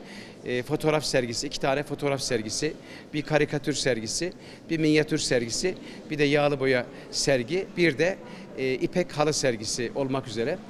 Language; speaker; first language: Turkish; native; Turkish